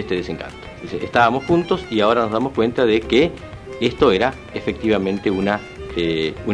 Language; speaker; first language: Spanish; native; Spanish